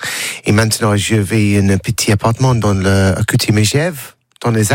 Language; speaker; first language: French; non-native, learner; English